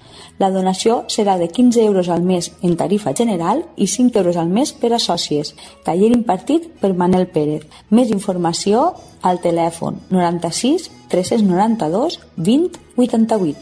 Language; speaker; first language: Catalan; native; Catalan